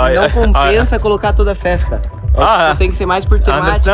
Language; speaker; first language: Portuguese; native; Portuguese